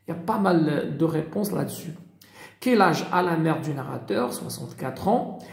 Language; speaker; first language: French; non-native, local second language; Arabic